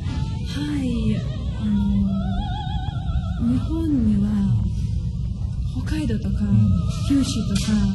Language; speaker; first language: Japanese; non-native, learner; Ukrainian